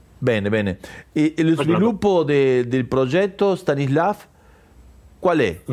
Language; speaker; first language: Italian; non-native, learner; Spanish